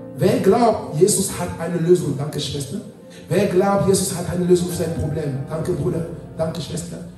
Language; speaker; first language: German; non-native, fluent; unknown